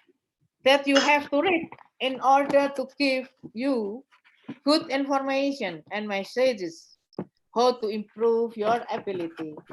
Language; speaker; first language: English; non-native, fluent; Indonesian